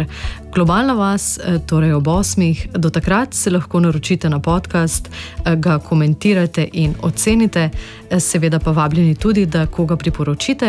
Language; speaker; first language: Slovenian; native; Slovenian